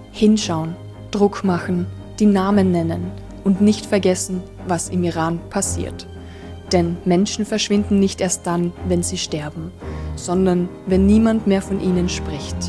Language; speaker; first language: German; native; German